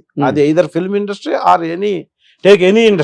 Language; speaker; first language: Telugu; native; Telugu